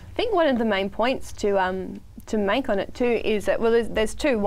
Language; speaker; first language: English; native; English